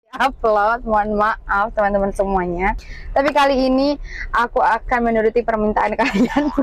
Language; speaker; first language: Indonesian; native; Indonesian